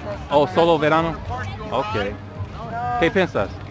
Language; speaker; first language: Spanish; non-native, learner; English